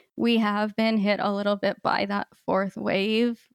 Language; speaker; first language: English; native; English